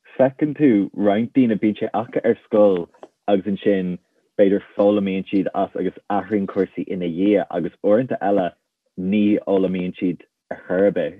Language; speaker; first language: Irish; non-native, local second language; English